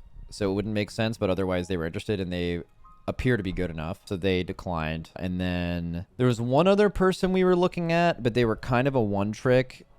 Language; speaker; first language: English; native; English